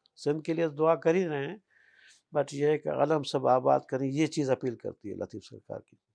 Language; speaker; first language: Urdu; non-native, local second language; Sindhi